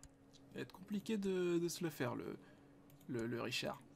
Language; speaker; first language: French; native; French